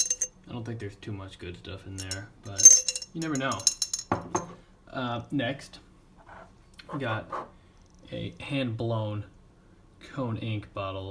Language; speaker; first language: English; native; English